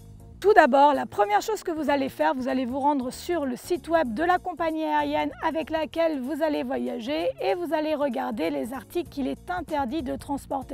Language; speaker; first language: French; native; French